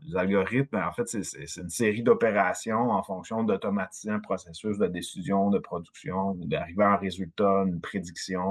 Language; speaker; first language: French; native; French